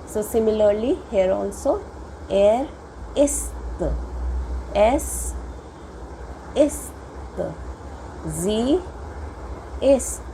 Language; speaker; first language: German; non-native, fluent; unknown